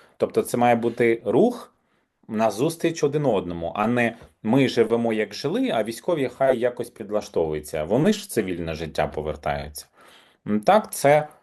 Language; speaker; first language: Ukrainian; native; Ukrainian